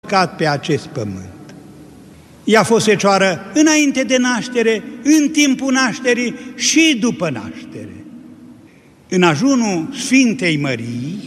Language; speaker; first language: Romanian; native; Romanian